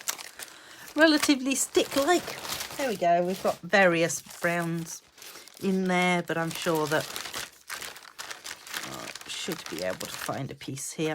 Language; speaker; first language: English; native; English